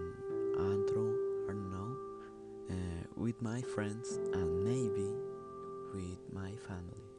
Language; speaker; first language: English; non-native, learner; Spanish